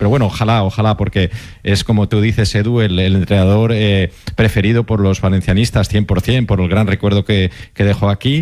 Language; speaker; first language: Spanish; native; Spanish